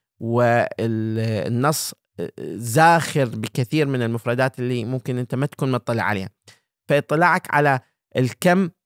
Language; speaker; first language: Arabic; native; Arabic